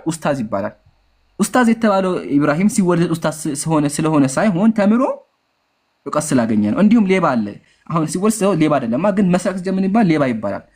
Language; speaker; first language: Amharic; native; Amharic